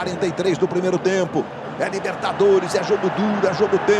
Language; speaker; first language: Portuguese; native; Portuguese